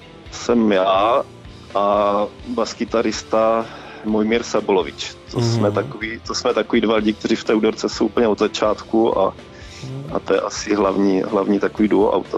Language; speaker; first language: Czech; native; Czech